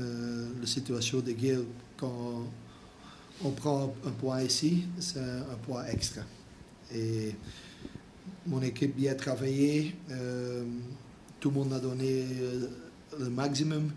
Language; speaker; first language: French; non-native, local second language; Dutch